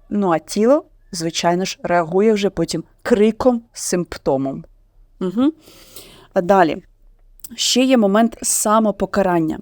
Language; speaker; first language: Ukrainian; non-native, local second language; Russian